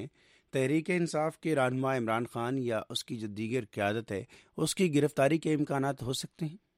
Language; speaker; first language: Urdu; native; Urdu